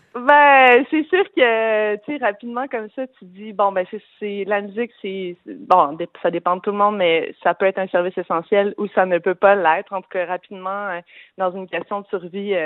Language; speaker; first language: French; native; French